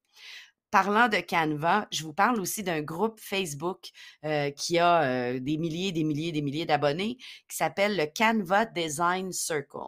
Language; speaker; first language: French; native; French